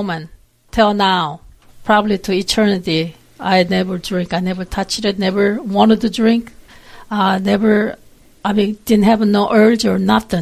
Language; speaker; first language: English; non-native, fluent; Korean